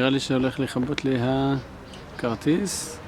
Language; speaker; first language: Hebrew; native; Hebrew